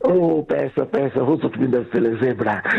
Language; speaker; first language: Hungarian; non-native, learner; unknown